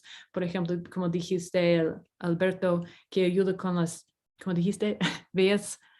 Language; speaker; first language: Spanish; non-native, fluent; English